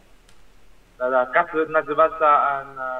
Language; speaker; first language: Russian; non-native, learner; Vietnamese